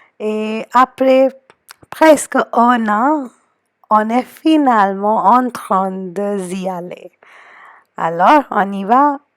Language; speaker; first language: French; non-native, fluent; Hindi